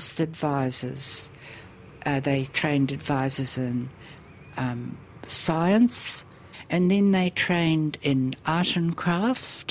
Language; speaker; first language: English; native; English